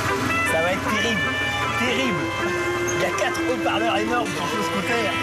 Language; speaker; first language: French; native; French